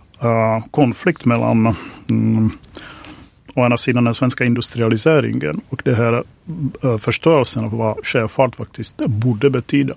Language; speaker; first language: Swedish; non-native, fluent; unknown